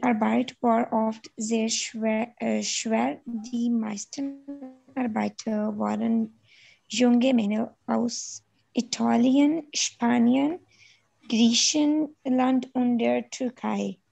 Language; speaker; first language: German; non-native, learner; Urdu